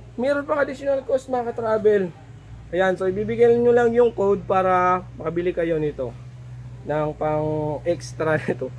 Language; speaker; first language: Filipino; non-native, local second language; Waray